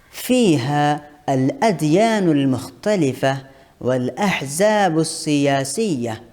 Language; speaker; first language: Arabic; non-native, fluent; Malayalam